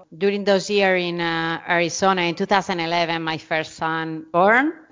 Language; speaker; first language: English; non-native, fluent; Spanish